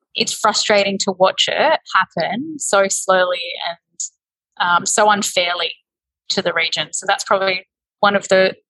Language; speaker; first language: English; native; English